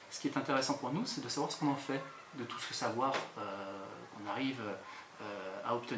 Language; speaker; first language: French; native; French